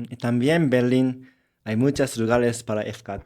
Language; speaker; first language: Spanish; non-native, learner; Japanese